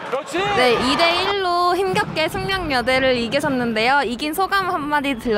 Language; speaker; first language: Korean; native; Korean